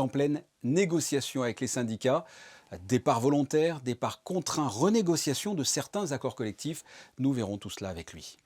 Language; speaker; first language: French; native; French